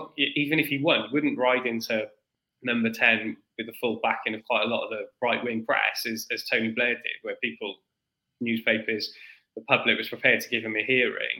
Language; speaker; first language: English; native; English